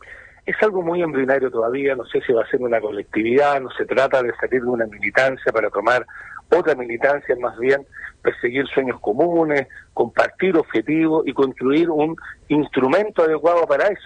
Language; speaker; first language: Spanish; native; Spanish